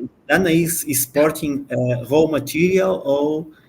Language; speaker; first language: English; non-native, learner; Portuguese